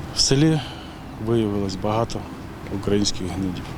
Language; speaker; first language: Ukrainian; native; Ukrainian